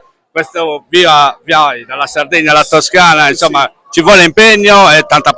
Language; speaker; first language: Italian; native; Italian